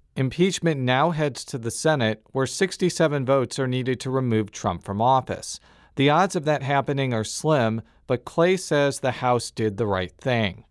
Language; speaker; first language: English; native; English